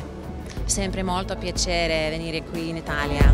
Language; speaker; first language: Italian; non-native, learner; Lithuanian